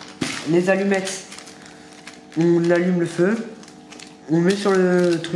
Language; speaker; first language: French; native; French